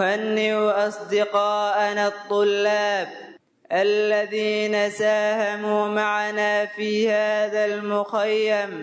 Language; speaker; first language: Arabic; non-native, local second language; Somali